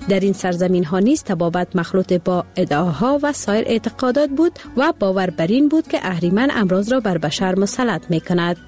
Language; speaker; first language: Persian; native; Persian